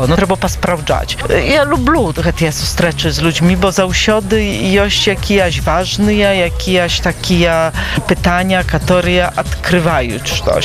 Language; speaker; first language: Polish; non-native, local second language; Belarusian